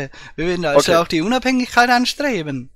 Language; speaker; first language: German; native; German